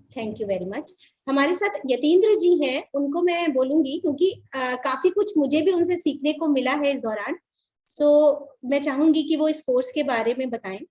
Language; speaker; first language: Hindi; native; Hindi